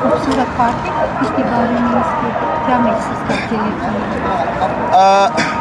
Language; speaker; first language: Hindi; non-native, learner; Tajik